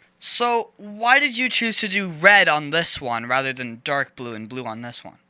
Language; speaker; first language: English; native; English